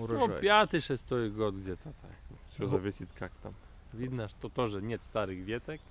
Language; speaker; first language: Russian; non-native, fluent; Polish